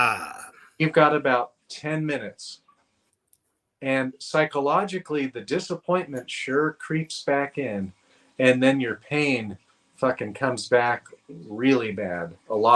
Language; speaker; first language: English; native; English